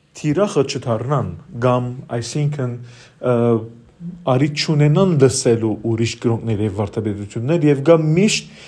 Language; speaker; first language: Armenian; native; Armenian